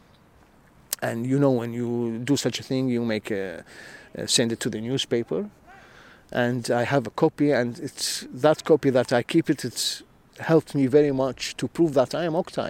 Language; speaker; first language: English; non-native, learner; Arabic